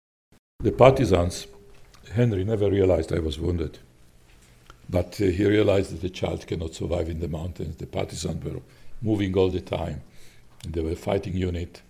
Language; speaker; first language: English; non-native, fluent; Slovak